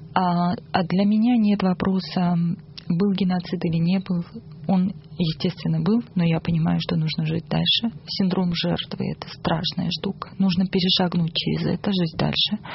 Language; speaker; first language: Russian; non-native, local second language; Armenian